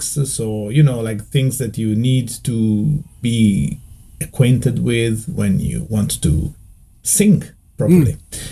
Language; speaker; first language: English; non-native, fluent; Italian